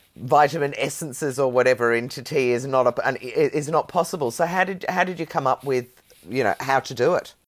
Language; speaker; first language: English; native; English